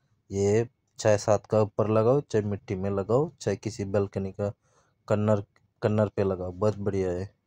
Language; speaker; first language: Hindi; non-native, local second language; Bangla